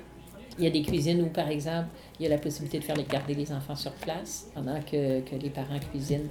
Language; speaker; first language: French; native; French